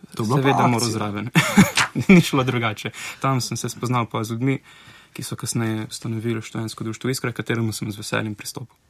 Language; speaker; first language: Slovenian; native; Slovenian